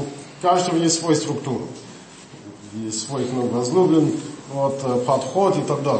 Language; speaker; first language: Russian; non-native, learner; English